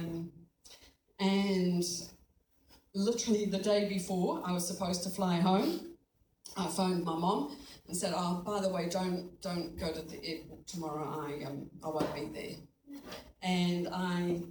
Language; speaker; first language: English; native; English